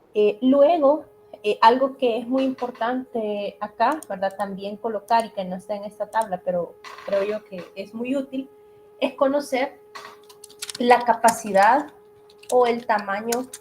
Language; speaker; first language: Spanish; native; Spanish